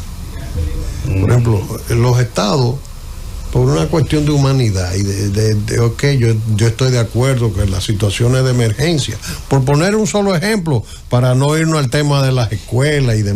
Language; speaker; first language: Spanish; native; Spanish